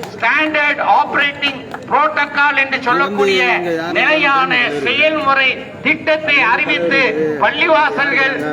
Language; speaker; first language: Tamil; native; Tamil